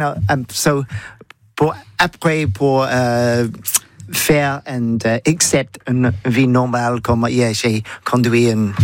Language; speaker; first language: French; non-native, learner; English